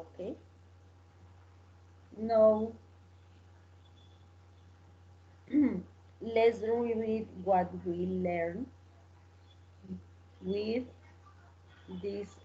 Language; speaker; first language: English; non-native, learner; Spanish